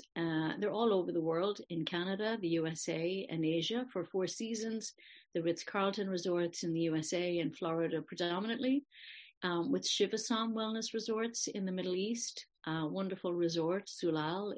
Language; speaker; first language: English; native; English